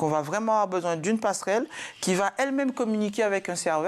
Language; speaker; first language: French; native; French